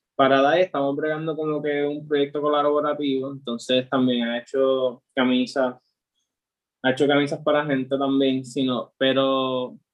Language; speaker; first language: Spanish; native; Spanish